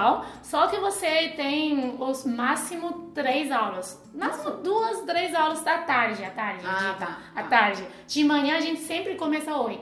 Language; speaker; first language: Portuguese; non-native, fluent; Chinese